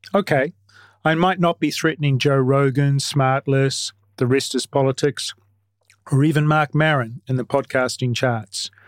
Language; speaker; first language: English; native; English